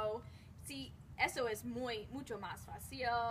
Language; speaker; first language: Spanish; non-native, learner; English